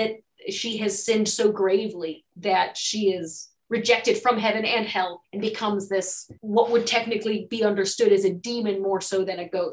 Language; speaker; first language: English; native; English